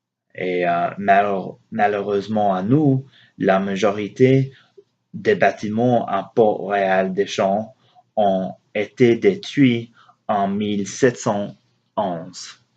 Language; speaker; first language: French; non-native, learner; English